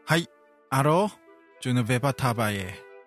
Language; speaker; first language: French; non-native, learner; Japanese